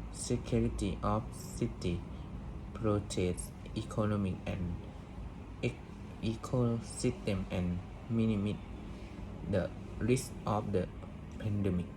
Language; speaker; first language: English; non-native, learner; Thai